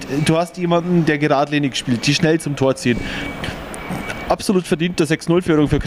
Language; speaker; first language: German; native; German